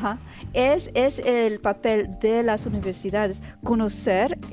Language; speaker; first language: Spanish; early bilingual, heritage; Spanish